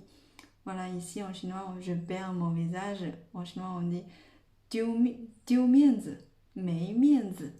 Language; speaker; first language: French; non-native, fluent; Chinese